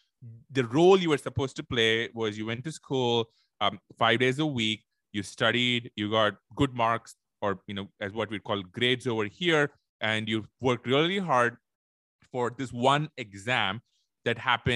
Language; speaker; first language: English; non-native, local second language; Tamil